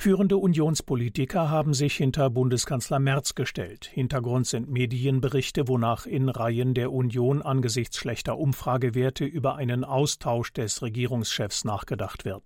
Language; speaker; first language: German; native; German